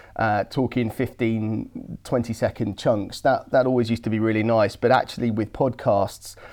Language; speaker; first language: English; native; English